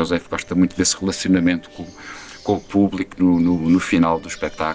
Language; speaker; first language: Portuguese; native; Portuguese